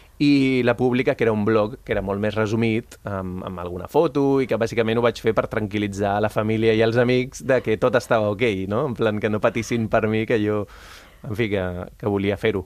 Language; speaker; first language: Catalan; early bilingual, other home language; Spanish